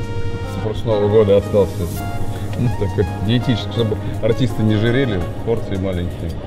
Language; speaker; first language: Russian; native; Russian